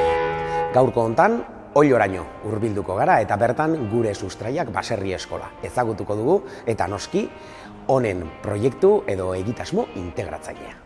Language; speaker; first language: Basque; native; Basque